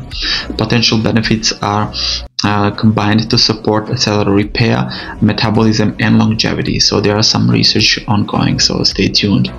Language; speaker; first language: English; non-native, fluent; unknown